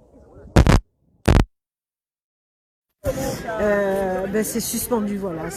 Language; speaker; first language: French; native; French